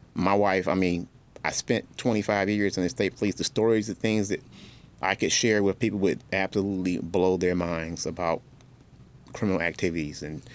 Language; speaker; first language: English; native; English